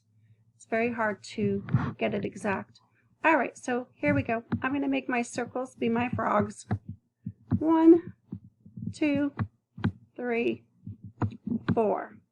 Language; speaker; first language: English; native; English